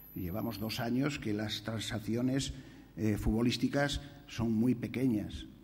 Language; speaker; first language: Spanish; native; Spanish